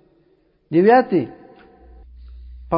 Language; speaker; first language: Russian; non-native, learner; Uzbek